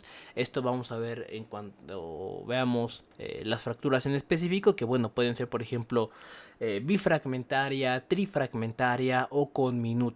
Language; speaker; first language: Spanish; native; Spanish